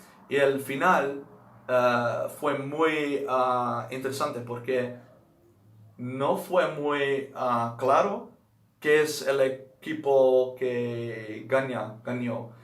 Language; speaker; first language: Spanish; non-native, learner; Dutch